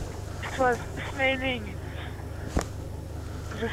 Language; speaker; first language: English; non-native, learner; French